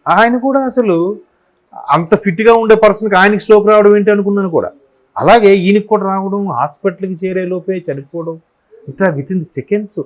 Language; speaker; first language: Telugu; native; Telugu